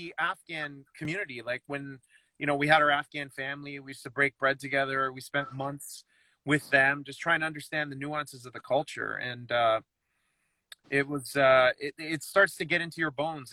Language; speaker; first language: English; native; English